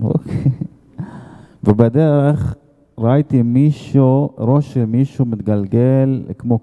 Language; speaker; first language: Hebrew; non-native, fluent; Arabic